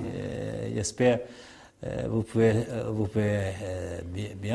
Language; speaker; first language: French; non-native, learner; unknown